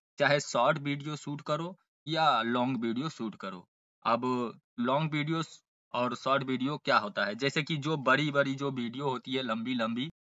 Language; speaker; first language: Hindi; native; Hindi